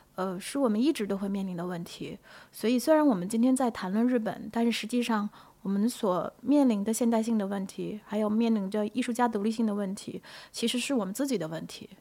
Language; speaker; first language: Chinese; native; Chinese